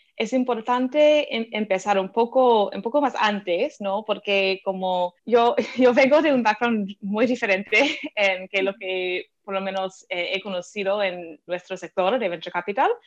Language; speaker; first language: Spanish; non-native, fluent; English